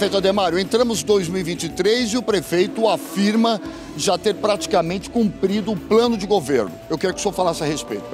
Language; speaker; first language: Portuguese; native; Portuguese